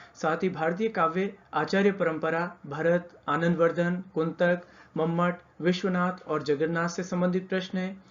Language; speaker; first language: Hindi; native; Hindi